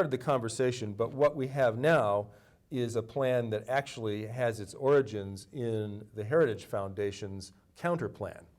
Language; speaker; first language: English; native; English